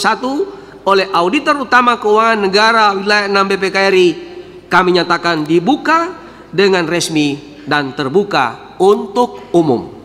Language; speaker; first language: Indonesian; native; Indonesian